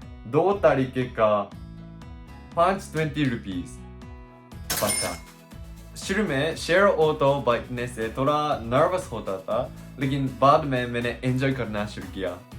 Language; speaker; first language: Hindi; non-native, learner; Japanese